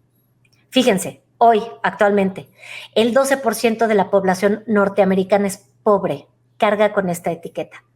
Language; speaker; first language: Spanish; native; Spanish